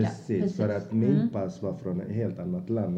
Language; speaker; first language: Swedish; non-native, fluent; Azerbaijani